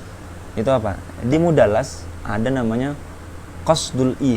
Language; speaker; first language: Indonesian; native; Indonesian